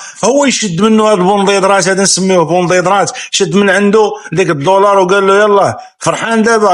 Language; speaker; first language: Arabic; native; Arabic